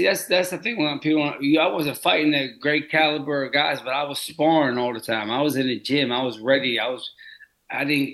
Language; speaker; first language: English; native; English